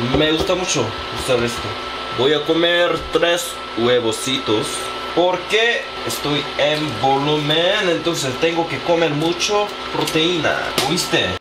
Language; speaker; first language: Spanish; non-native, learner; Korean